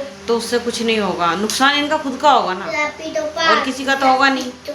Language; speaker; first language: Hindi; native; Hindi